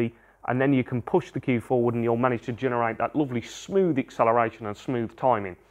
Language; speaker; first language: English; native; English